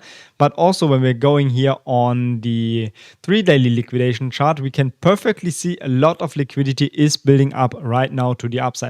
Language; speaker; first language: English; non-native, fluent; German